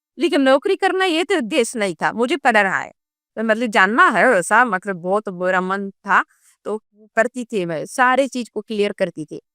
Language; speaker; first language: Hindi; non-native, local second language; Gondi